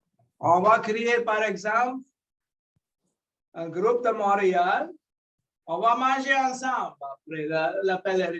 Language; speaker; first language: French; non-native, local second language; English